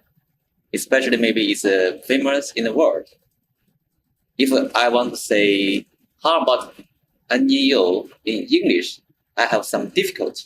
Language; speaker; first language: English; non-native, learner; Chinese